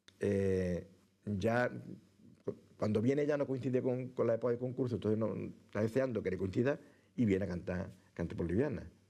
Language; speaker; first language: Spanish; native; Spanish